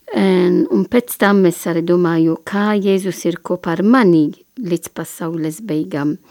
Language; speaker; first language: Latvian; non-native, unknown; Italian